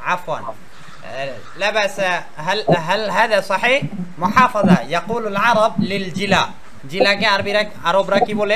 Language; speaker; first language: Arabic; non-native, fluent; Bangla